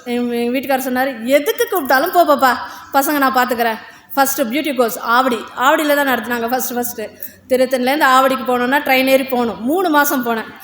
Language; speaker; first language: Tamil; non-native, local second language; Telugu